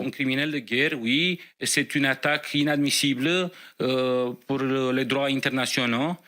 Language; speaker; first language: French; non-native, fluent; Romanian